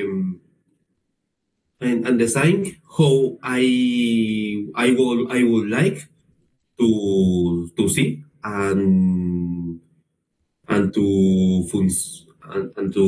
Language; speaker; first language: English; non-native, learner; Spanish